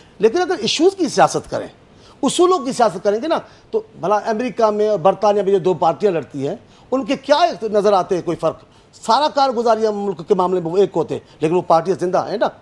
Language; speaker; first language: Urdu; non-native, local second language; Sindhi